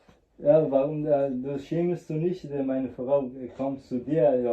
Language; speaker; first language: German; non-native, learner; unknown